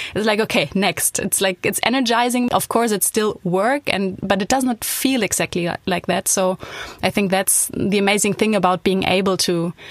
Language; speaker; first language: English; non-native, fluent; German